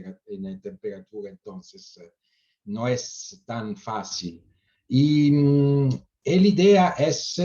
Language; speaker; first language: Spanish; non-native, fluent; Italian